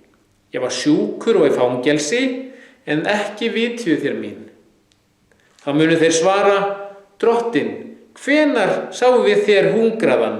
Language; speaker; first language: Icelandic; native; Icelandic